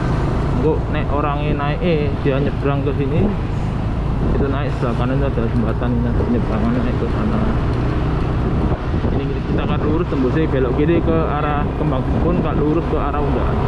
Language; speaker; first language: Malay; non-native, local second language; Javanese